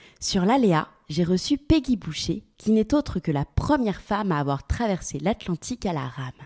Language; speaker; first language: French; native; French